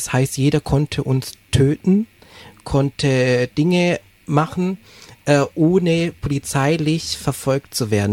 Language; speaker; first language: German; native; German